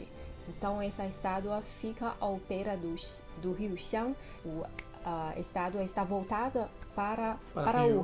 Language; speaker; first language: Portuguese; non-native, fluent; Chinese